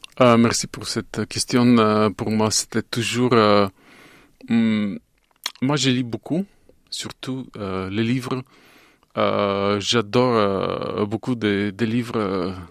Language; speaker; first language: French; non-native, fluent; Bulgarian